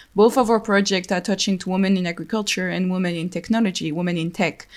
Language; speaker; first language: English; non-native, fluent; French